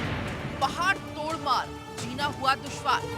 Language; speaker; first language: Hindi; native; Hindi